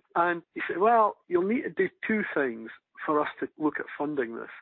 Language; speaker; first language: English; native; English